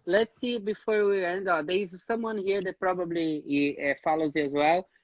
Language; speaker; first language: English; non-native, fluent; Portuguese